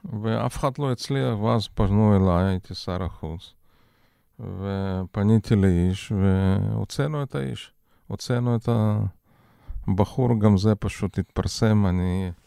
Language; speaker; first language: Hebrew; non-native, fluent; Russian